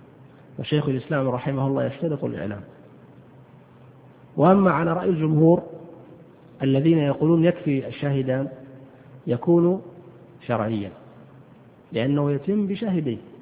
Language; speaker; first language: Arabic; native; Arabic